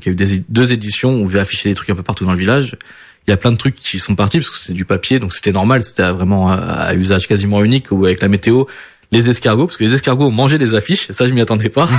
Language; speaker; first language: French; early bilingual, other home language; Portuguese